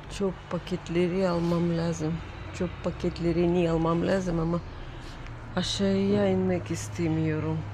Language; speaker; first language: Turkish; non-native, learner; Russian